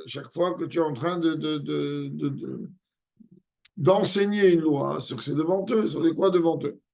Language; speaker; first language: French; native; French